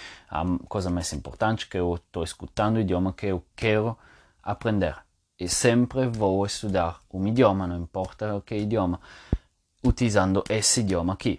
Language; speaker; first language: Italian; non-native, learner; Portuguese